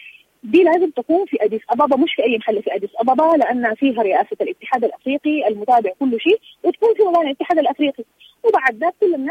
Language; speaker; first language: Arabic; native; Arabic